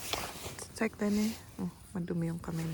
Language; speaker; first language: Filipino; native; Filipino